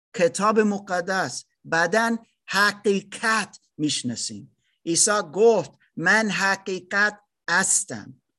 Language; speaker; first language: Persian; non-native, learner; German